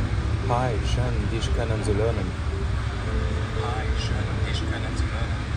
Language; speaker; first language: German; non-native, learner; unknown